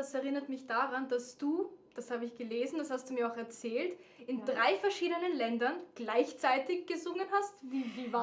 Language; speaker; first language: German; native; German